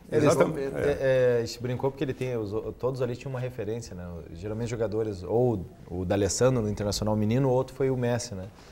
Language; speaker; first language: Portuguese; native; Portuguese